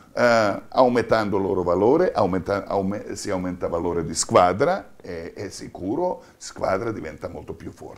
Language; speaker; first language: Italian; non-native, fluent; Croatian